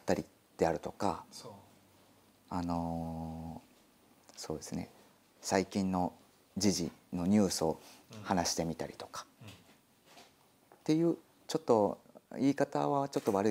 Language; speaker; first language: Japanese; native; Japanese